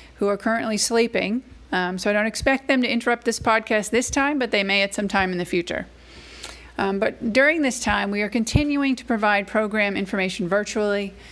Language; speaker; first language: English; native; English